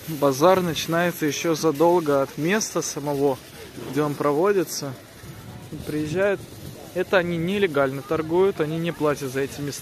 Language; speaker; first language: Russian; early bilingual, heritage; Russian